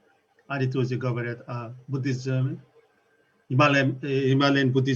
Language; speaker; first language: Russian; non-native, learner; Nepali